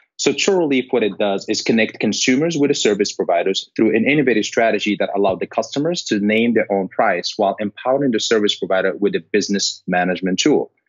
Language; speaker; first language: English; non-native, fluent; Arabic